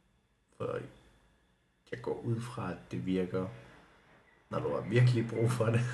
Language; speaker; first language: Danish; non-native, local second language; Kalaallisut